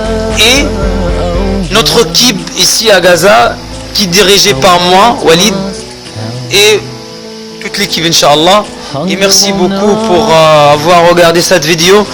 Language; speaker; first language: French; non-native, fluent; Arabic